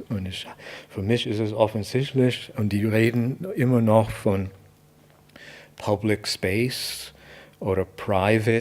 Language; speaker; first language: German; non-native, fluent; English